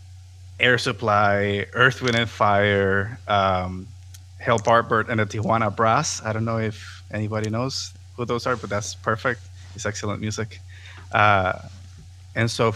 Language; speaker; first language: English; non-native, fluent; Spanish